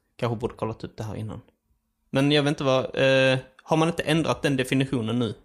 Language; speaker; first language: Swedish; early bilingual, other home language; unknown